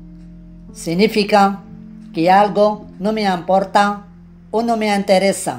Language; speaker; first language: Spanish; non-native, fluent; Arabic